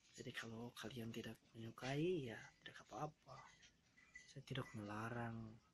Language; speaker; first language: Indonesian; native; Indonesian